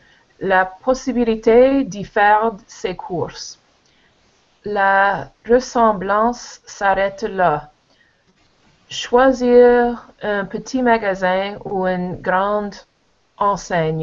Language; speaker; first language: French; non-native, learner; English